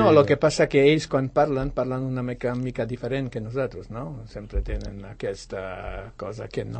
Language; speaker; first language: Catalan; non-native, fluent; Polish